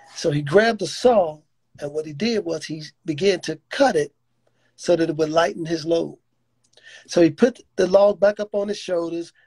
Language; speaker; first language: English; native; English